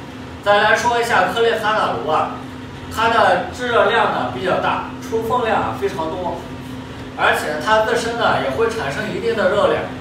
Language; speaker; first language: Chinese; native; Chinese